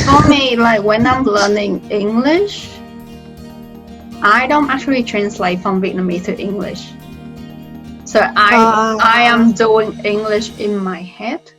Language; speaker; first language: English; non-native, fluent; Vietnamese